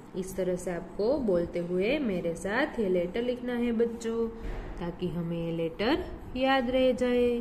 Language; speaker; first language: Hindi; non-native, local second language; Gujarati